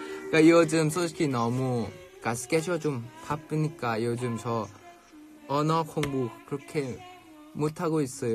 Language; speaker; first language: Korean; non-native, fluent; Thai